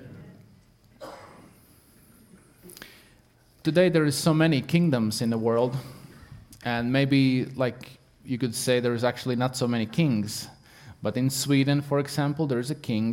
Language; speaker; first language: English; non-native, fluent; Latvian